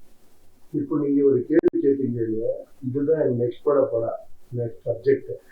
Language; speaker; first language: Tamil; non-native, learner; Kannada